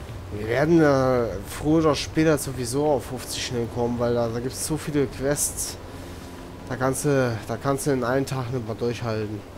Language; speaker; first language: German; native; German